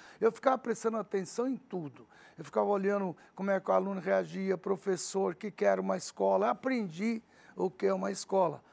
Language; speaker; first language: Portuguese; early bilingual, other home language; Arabic